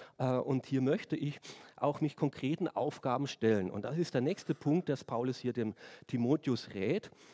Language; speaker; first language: German; native; German